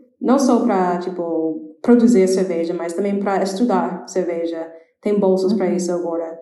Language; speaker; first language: Portuguese; non-native, fluent; English